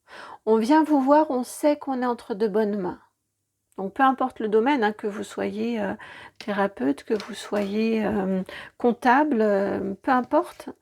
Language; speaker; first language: French; native; French